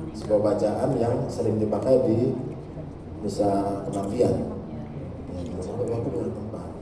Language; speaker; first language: Indonesian; native; Indonesian